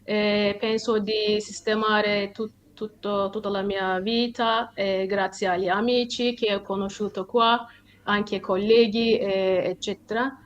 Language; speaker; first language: Italian; non-native, fluent; Turkish